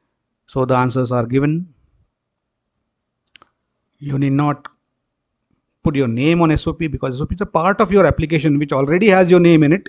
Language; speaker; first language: English; non-native, local second language; Marathi